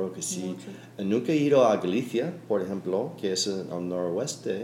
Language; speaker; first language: Spanish; non-native, learner; English